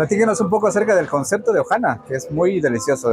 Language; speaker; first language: Spanish; native; Spanish